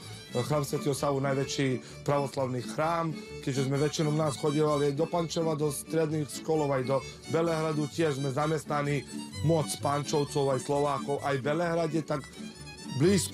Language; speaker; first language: Slovak; early bilingual, heritage; Slovak